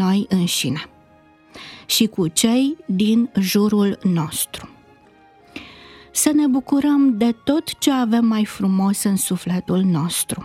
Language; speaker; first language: Romanian; native; Romanian